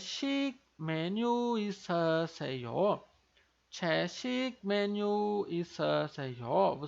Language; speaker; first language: Korean; non-native, fluent; Portuguese